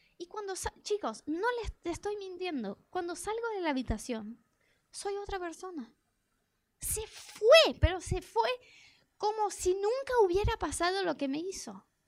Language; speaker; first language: Spanish; non-native, fluent; Portuguese